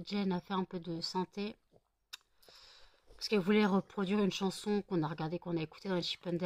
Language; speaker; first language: French; native; French